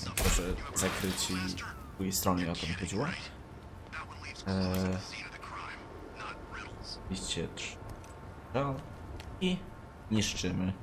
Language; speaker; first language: Polish; native; Polish